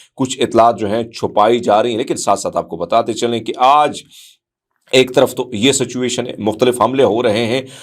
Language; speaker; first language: Urdu; non-native, local second language; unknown